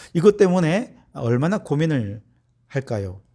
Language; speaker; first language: Korean; native; Korean